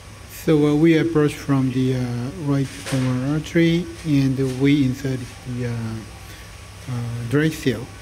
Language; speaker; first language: English; non-native, fluent; Japanese